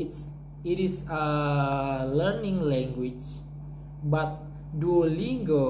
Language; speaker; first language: English; non-native, learner; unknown